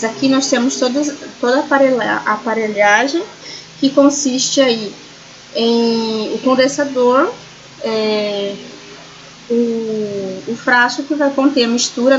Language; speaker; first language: Portuguese; native; Portuguese